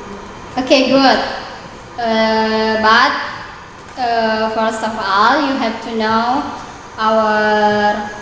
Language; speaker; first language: English; non-native, learner; Indonesian